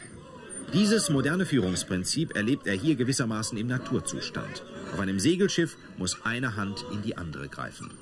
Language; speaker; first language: German; native; German